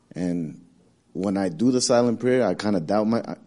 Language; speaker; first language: English; native; English